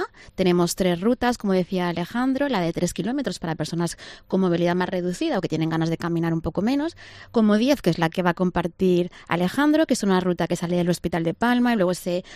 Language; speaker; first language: Spanish; native; Spanish